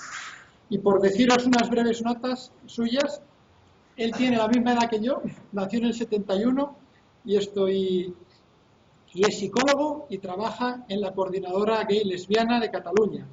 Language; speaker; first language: Spanish; native; Spanish